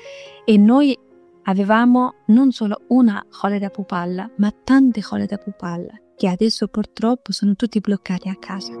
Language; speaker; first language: Italian; non-native, fluent; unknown